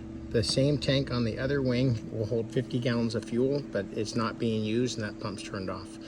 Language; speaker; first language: English; native; English